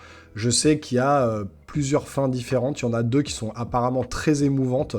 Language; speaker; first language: French; native; French